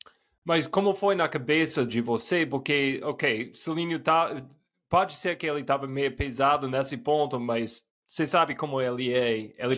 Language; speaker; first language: Portuguese; non-native, fluent; English